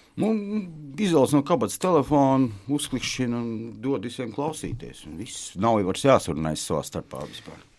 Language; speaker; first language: Latvian; native; Latvian